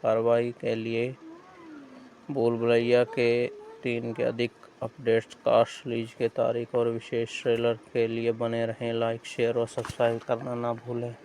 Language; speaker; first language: Hindi; native; Hindi